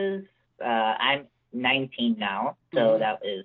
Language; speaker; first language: English; native; English